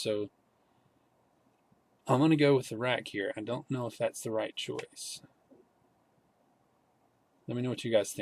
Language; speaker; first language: English; native; English